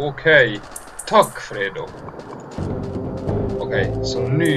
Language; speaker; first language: Swedish; non-native, learner; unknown